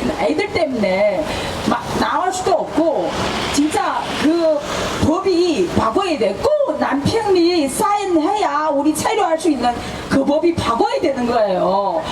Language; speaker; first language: Korean; non-native, fluent; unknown